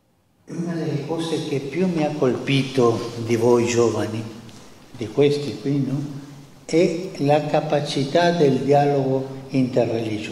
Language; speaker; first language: Italian; non-native, fluent; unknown